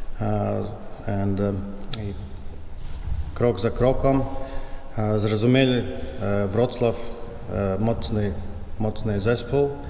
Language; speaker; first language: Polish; non-native, learner; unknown